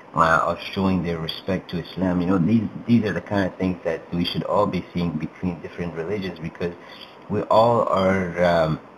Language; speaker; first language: English; native; English